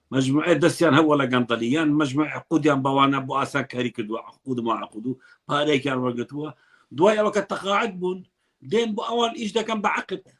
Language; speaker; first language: Central Kurdish; non-native, local second language; Kurdish